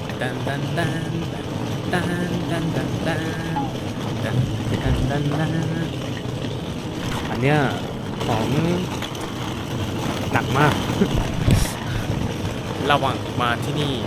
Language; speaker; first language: Thai; non-native, fluent; Korean